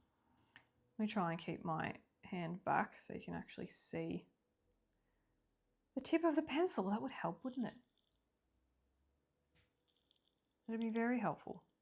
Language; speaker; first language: English; native; English